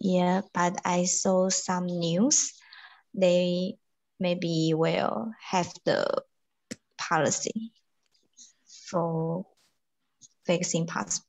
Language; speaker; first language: English; non-native, learner; Chinese